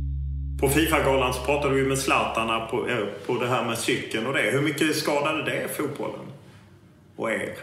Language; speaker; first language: Swedish; native; Swedish